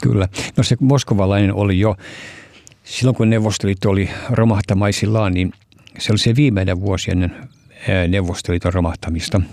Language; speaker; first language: Finnish; early bilingual, heritage; Finnish